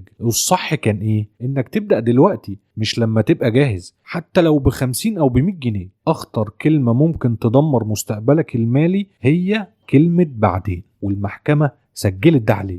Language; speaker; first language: Arabic; native; Arabic